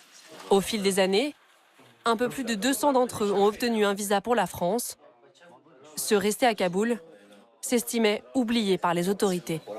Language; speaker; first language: French; native; French